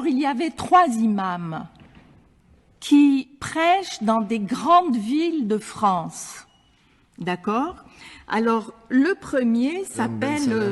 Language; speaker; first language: French; non-native, local second language; Arabic